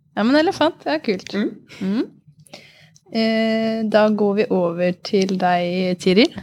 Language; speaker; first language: Norwegian; native; Norwegian